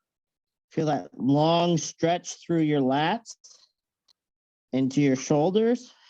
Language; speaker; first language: English; native; English